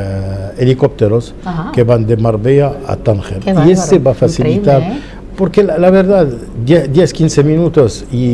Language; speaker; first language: Spanish; non-native, fluent; Arabic